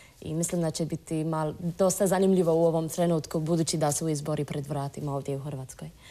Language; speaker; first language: Croatian; non-native, fluent; English